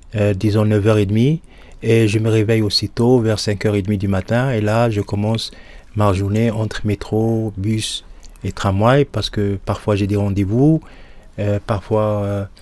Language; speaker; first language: French; non-native, local second language; Arabic